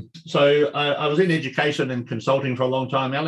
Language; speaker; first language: English; native; English